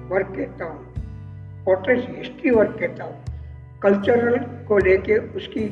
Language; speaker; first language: Hindi; non-native, local second language; Gujarati